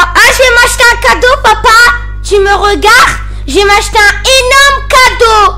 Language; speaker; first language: French; native; French